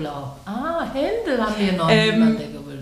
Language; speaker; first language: German; non-native, learner; Chinese